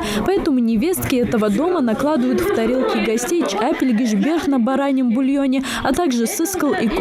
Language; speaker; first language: Russian; native; Russian